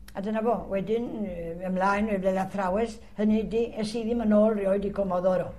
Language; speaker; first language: Welsh; early bilingual, heritage; Welsh